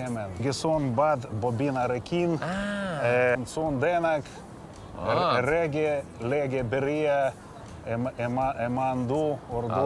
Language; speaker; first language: Basque; non-native, learner; Russian